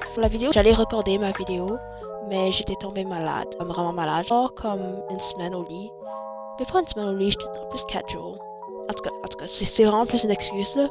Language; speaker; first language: French; early bilingual, other home language; Chinese